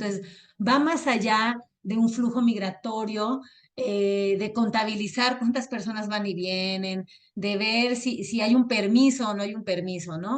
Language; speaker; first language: Spanish; native; Spanish